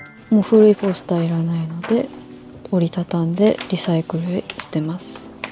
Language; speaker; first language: Japanese; early bilingual, other home language; English